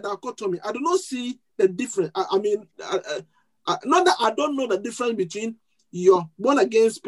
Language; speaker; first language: English; non-native, local second language; Akan